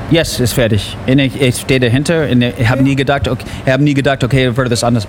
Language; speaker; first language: German; non-native, learner; English